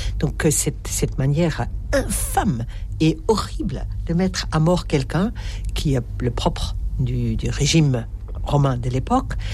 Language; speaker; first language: French; native; French